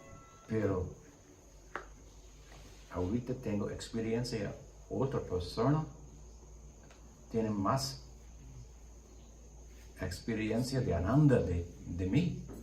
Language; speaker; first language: Spanish; non-native, learner; English